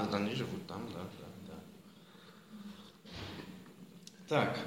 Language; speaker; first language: Russian; non-native, learner; Dutch